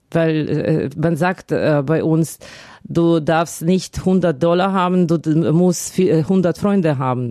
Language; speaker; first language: German; non-native, fluent; Ukrainian